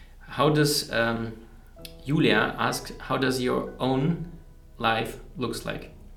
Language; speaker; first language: English; non-native, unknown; German